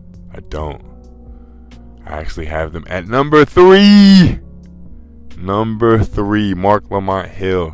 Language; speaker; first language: English; native; English